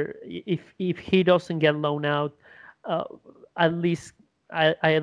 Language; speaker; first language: English; non-native, fluent; Spanish